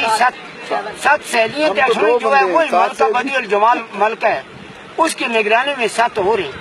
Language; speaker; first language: Hindi; non-native, local second language; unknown